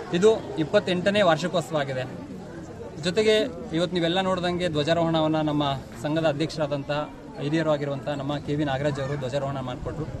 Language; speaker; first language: Kannada; native; Kannada